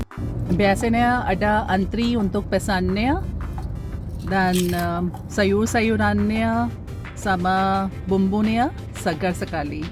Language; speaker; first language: Indonesian; non-native, learner; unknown